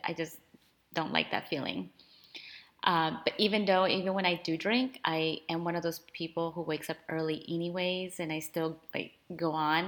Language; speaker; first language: English; early bilingual, other home language; Spanish